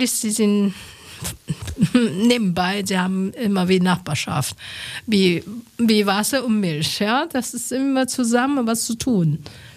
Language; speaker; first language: German; non-native, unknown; Chinese